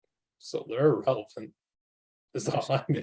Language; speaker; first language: English; native; English